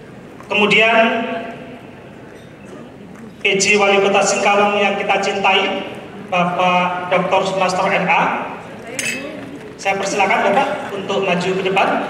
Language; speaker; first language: Indonesian; native; Indonesian